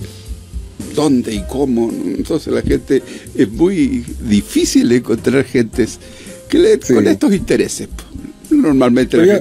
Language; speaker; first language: Spanish; native; Spanish